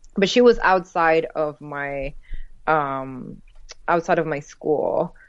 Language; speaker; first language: English; early bilingual, other home language; Spanish